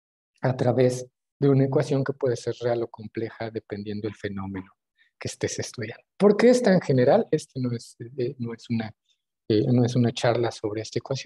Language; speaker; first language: Spanish; native; Spanish